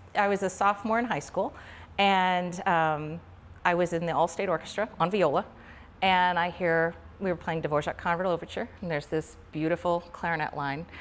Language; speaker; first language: English; native; English